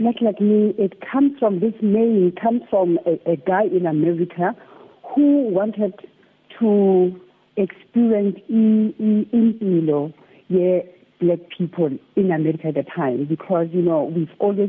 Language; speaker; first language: English; non-native, local second language; Tswana